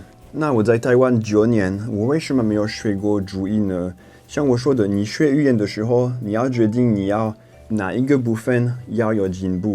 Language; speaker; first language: Chinese; non-native, fluent; French